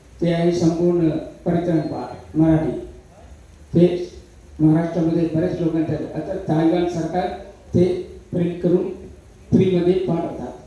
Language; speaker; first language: Marathi; non-native, fluent; Sinhala